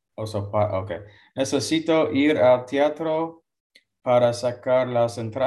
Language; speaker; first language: Spanish; non-native, learner; English